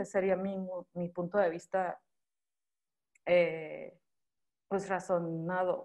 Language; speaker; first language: Spanish; native; Spanish